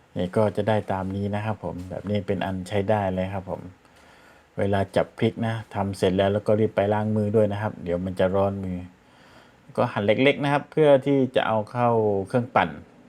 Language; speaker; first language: Thai; non-native, local second language; Malay